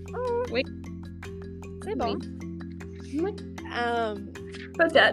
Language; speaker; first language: French; non-native, learner; English